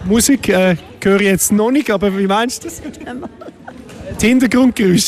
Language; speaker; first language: German; native; German